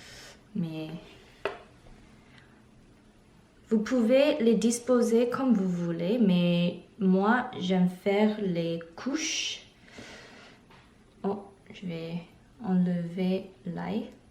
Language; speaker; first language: French; non-native, learner; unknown